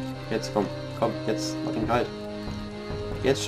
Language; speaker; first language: German; native; German